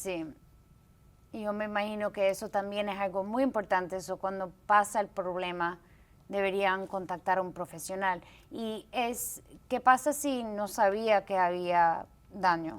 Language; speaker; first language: Spanish; early bilingual, heritage; Spanish